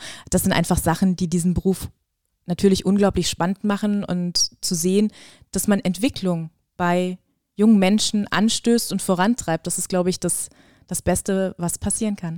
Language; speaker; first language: German; native; German